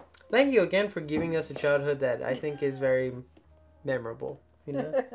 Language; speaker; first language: English; early bilingual, other home language; Spanish